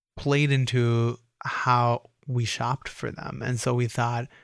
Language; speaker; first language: English; native; English